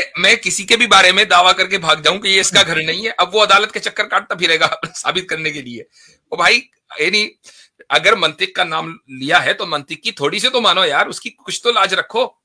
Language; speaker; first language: Hindi; native; Hindi